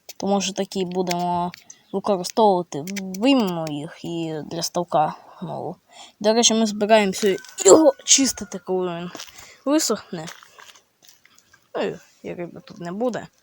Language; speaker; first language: Ukrainian; non-native, local second language; Russian